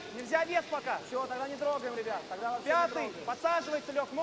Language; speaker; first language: Russian; native; Russian